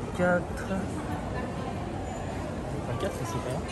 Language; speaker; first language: French; non-native, fluent; Japanese